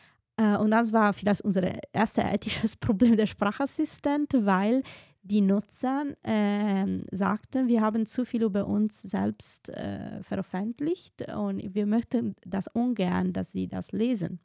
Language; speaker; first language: German; non-native, fluent; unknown